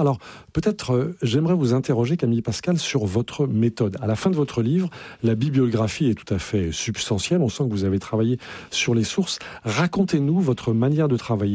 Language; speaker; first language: French; native; French